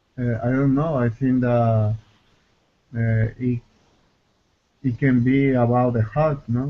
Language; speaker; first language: English; non-native, learner; Spanish